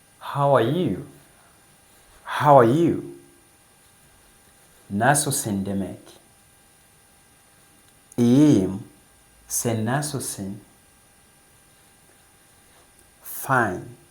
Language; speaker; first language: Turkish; non-native, fluent; English